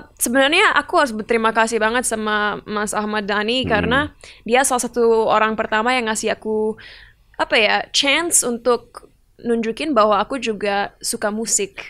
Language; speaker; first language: Indonesian; early bilingual, heritage; Indonesian